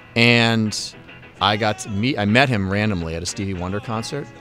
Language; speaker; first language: English; native; English